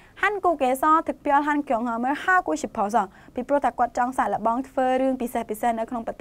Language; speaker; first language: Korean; non-native, fluent; Khmer